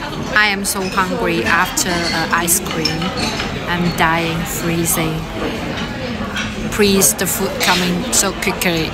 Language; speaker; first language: English; non-native, learner; Chinese